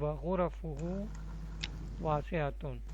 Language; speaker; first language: Arabic; non-native, fluent; Urdu